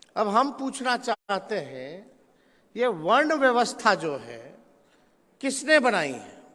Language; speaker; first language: Hindi; native; Hindi